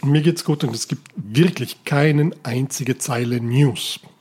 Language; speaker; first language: German; native; German